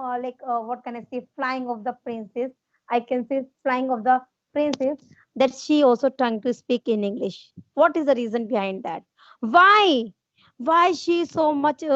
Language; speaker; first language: English; non-native, learner; Hindi